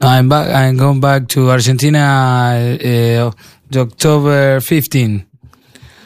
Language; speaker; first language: English; non-native, learner; Spanish